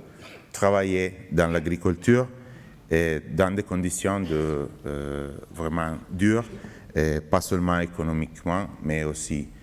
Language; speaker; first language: French; non-native, fluent; Italian